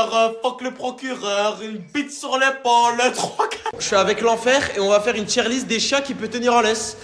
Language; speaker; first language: French; native; French